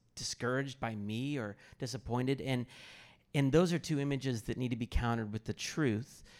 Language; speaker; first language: English; native; English